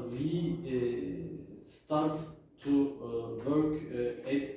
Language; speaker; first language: English; non-native, learner; Turkish